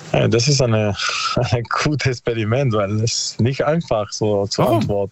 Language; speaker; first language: German; non-native, learner; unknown